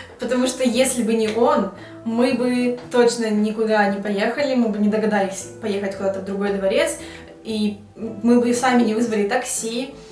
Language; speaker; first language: Russian; native; Russian